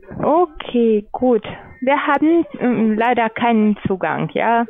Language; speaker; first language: German; non-native, learner; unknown